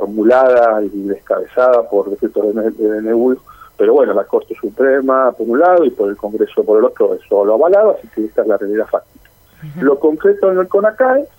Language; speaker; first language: Spanish; native; Spanish